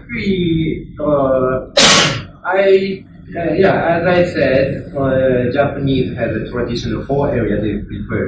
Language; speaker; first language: English; non-native, learner; Japanese